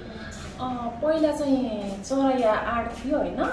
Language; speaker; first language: Nepali; non-native, local second language; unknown